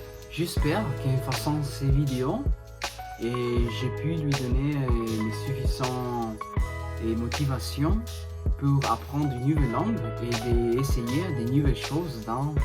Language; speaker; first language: French; non-native, learner; Spanish